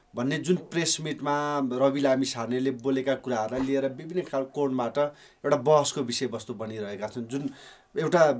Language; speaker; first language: Nepali; native; Nepali